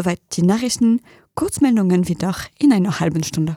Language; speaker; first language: German; non-native, fluent; French